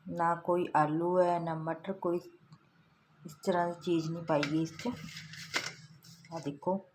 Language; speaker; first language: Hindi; non-native, local second language; Punjabi